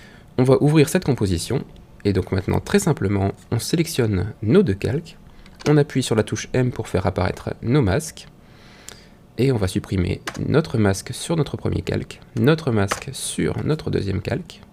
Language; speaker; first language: French; native; French